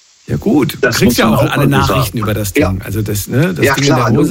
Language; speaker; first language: German; native; German